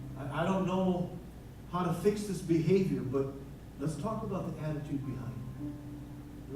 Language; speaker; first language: English; native; English